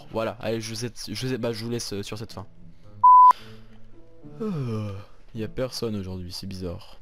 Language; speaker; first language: French; native; French